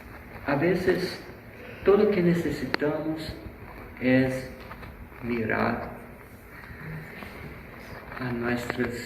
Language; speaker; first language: Spanish; non-native, fluent; Portuguese